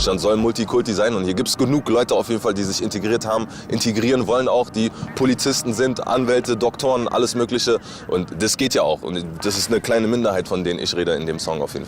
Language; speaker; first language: German; native; German